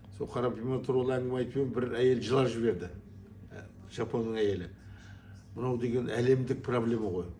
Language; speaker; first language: Kazakh; native; Kazakh